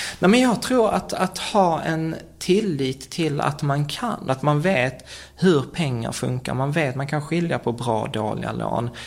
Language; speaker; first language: Swedish; early bilingual, other home language; Czech